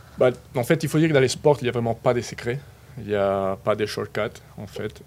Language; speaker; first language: French; non-native, fluent; Spanish